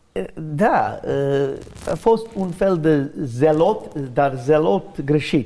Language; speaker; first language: Romanian; non-native, learner; English